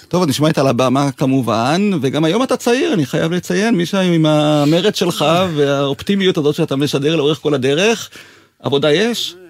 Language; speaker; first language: Hebrew; native; Hebrew